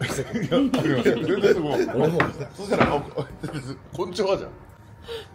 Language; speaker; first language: Japanese; native; Japanese